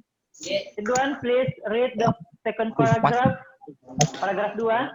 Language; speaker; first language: English; non-native, fluent; Indonesian